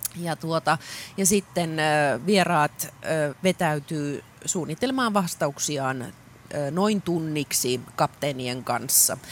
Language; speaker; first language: Finnish; non-native, local second language; Swedish